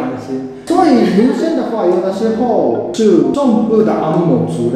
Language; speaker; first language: Chinese; non-native, fluent; Japanese